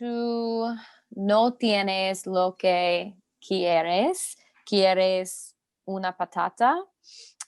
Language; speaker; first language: Spanish; non-native, learner; English